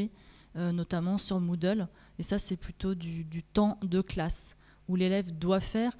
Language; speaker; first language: French; native; French